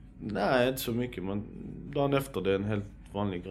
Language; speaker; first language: Swedish; early bilingual, other home language; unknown